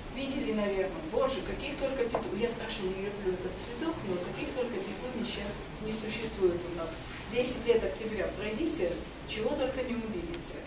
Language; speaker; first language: Russian; non-native, local second language; Georgian